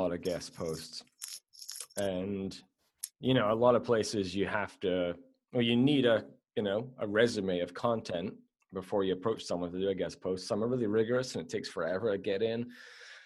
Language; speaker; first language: English; native; English